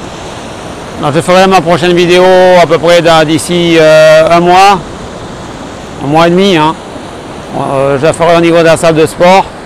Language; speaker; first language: French; native; French